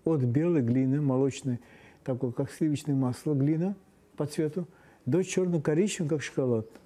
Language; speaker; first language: Russian; non-native, local second language; Azerbaijani